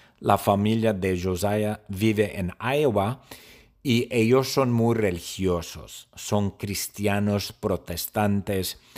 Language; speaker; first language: Spanish; non-native, learner; English